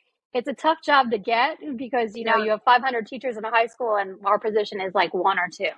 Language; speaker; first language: English; native; English